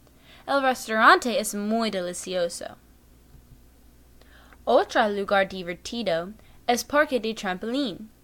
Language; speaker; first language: Spanish; non-native, learner; English